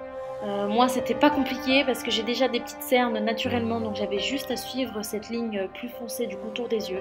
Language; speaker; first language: French; native; French